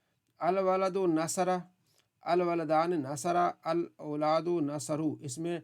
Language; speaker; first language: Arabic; non-native, fluent; Urdu